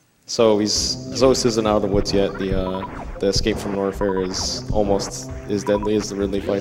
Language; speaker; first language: English; native; English